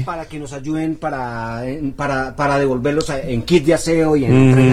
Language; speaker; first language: Spanish; native; Spanish